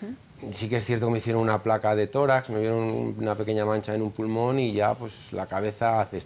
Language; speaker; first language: Spanish; native; Spanish